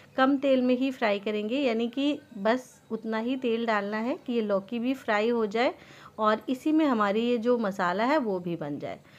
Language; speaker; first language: Hindi; native; Hindi